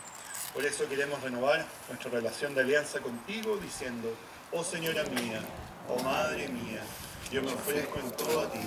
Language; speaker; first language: Spanish; native; Spanish